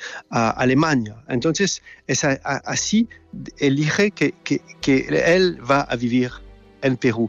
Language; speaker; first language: Spanish; non-native, fluent; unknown